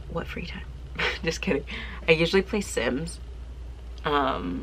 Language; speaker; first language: English; native; English